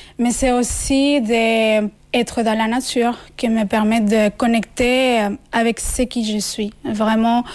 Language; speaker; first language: French; non-native, fluent; Spanish